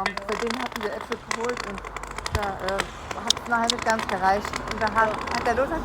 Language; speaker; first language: German; native; German